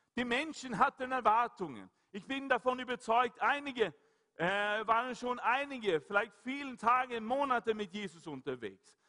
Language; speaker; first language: German; non-native, fluent; Swedish